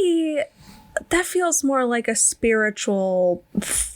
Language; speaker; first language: English; native; English